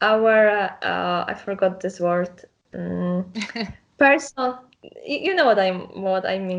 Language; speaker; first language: English; non-native, learner; Polish